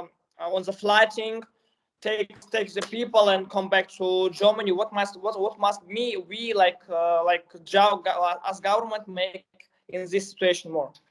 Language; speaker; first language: English; non-native, learner; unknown